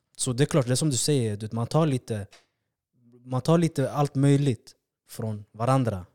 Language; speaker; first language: Swedish; early bilingual, other home language; Somali